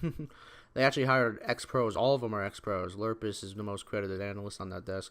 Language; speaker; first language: English; native; English